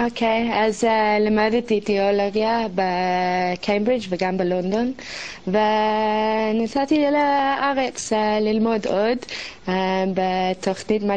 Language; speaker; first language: Hebrew; non-native, learner; English